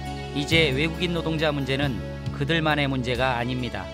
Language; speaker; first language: Korean; native; Korean